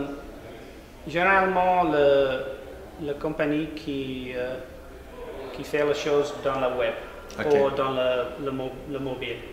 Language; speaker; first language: French; non-native, learner; English